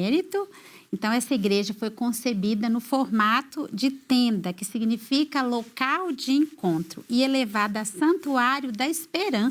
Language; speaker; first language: Portuguese; native; Portuguese